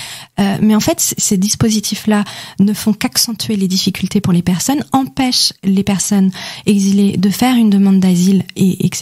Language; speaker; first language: French; native; French